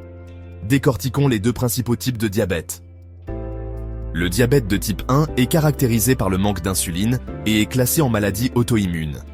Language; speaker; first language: French; native; French